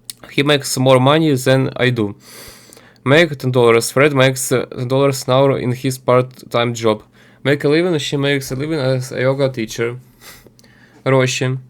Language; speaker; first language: English; non-native, learner; Ukrainian